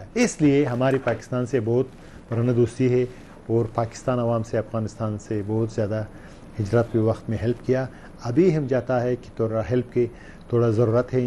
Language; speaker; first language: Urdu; non-native, learner; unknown